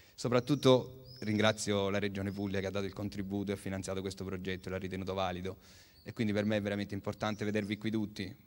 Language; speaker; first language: Italian; native; Italian